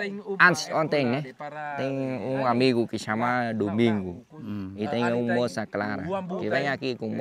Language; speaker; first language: Portuguese; non-native, learner; Vietnamese